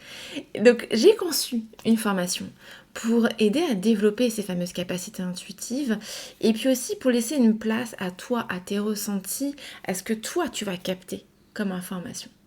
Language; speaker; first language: French; native; French